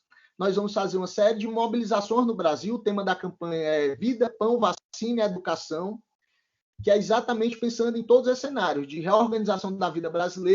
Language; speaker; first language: Portuguese; native; Portuguese